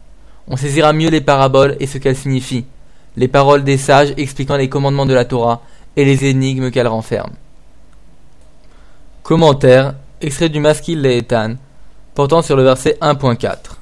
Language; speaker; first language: French; native; French